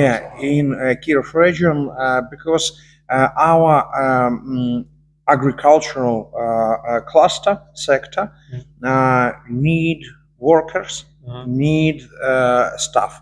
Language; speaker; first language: English; non-native, learner; Russian